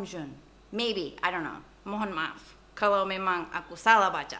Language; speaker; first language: Indonesian; non-native, fluent; English